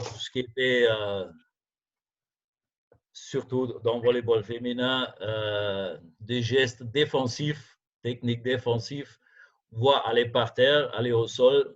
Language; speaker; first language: French; non-native, fluent; German